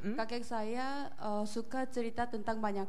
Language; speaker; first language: Indonesian; non-native, learner; Korean